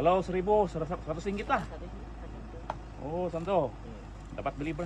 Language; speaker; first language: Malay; non-native, learner; Cebuano